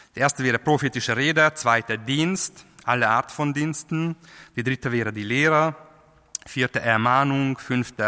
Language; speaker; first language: German; non-native, fluent; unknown